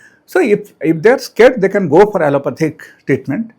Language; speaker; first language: English; non-native, local second language; Telugu